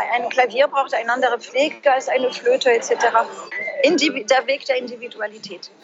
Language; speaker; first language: German; non-native, fluent; French